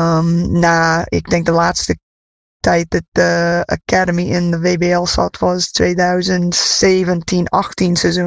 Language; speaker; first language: Dutch; non-native, fluent; English